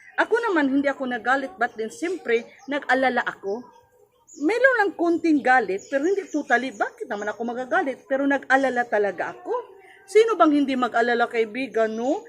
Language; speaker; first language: Filipino; non-native, local second language; Cebuano